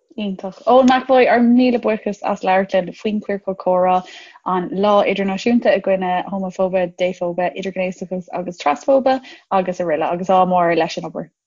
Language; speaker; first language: Irish; non-native, local second language; English